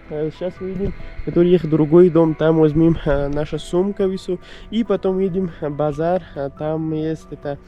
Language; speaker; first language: Russian; non-native, learner; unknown